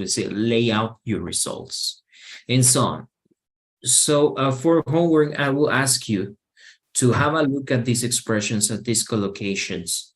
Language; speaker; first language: English; non-native, fluent; Spanish